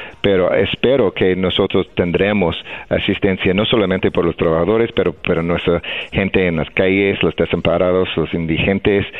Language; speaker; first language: Spanish; non-native, fluent; English